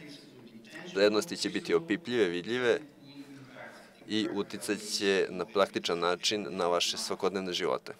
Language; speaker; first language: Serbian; non-native, fluent; Italian